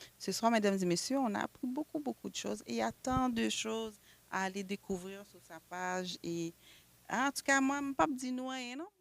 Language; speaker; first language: French; native; French